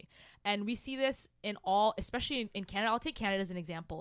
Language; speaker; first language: English; non-native, fluent; Rundi